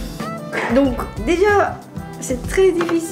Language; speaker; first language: French; non-native, fluent; Japanese